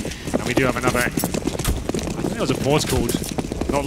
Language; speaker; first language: English; native; English